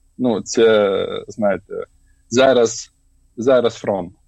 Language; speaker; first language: Ukrainian; non-native, learner; Lithuanian